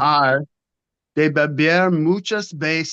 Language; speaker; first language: Spanish; non-native, learner; English